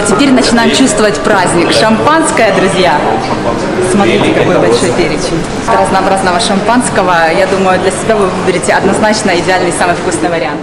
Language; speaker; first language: Russian; native; Russian